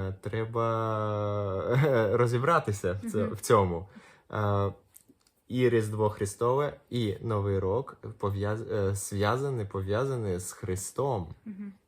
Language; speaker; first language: Ukrainian; non-native, local second language; Russian